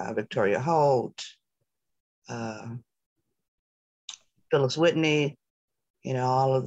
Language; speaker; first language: English; native; English